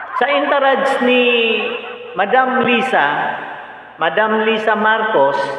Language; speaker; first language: Filipino; native; Filipino